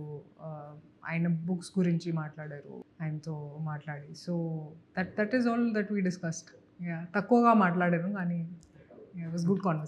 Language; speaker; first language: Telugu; non-native, fluent; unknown